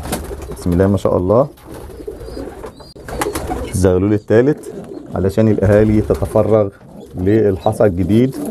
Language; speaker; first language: Arabic; native; Arabic